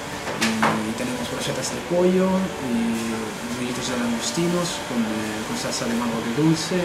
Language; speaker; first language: Spanish; non-native, fluent; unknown